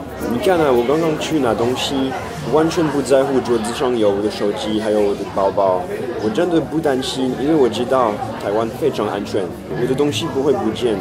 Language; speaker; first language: Chinese; non-native, fluent; French